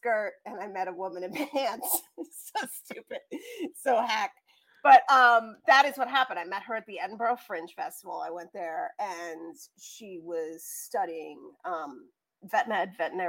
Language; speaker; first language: English; native; English